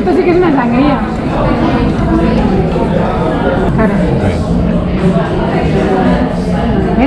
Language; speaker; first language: Spanish; native; Spanish